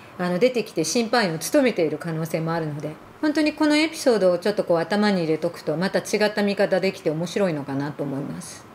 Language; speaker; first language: Japanese; early bilingual, other home language; Arabic